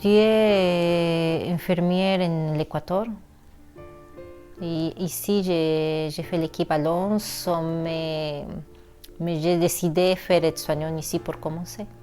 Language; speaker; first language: French; non-native, fluent; Spanish